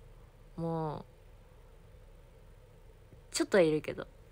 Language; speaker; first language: Japanese; native; Japanese